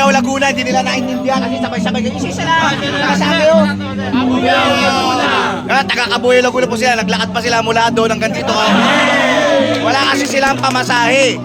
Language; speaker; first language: Filipino; native; Filipino